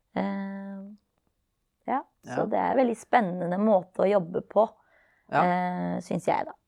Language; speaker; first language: Norwegian; early bilingual, other home language; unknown